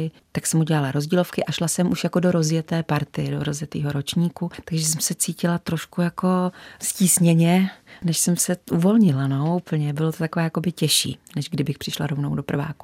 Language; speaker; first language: Czech; native; Czech